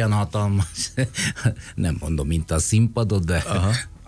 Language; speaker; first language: Hungarian; non-native, fluent; Italian